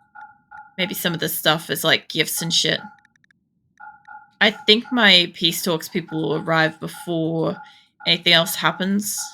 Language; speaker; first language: English; native; English